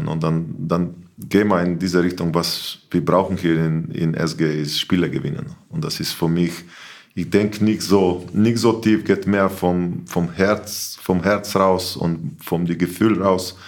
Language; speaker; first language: German; non-native, learner; Slovenian